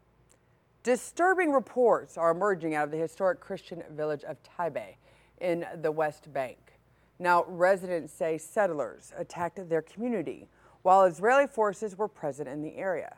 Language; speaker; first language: English; native; English